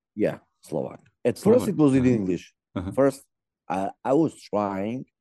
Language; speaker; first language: English; non-native, learner; Macedonian